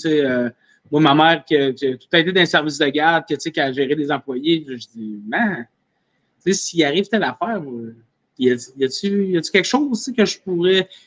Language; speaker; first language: French; native; French